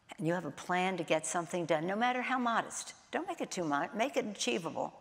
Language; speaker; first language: English; native; English